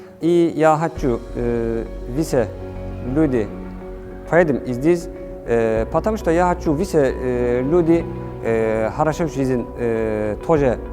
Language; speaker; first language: Russian; non-native, learner; Turkish